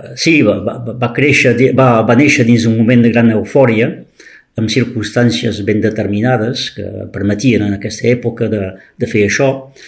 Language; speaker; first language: Catalan; native; Catalan